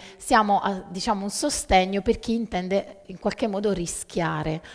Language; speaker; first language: Italian; native; Italian